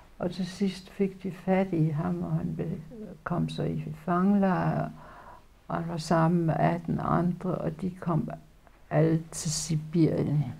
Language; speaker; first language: Danish; early bilingual, other home language; Polish